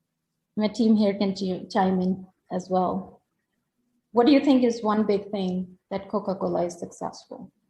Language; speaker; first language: English; non-native, local second language; Hindi